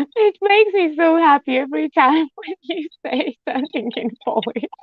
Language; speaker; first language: English; non-native, fluent; Polish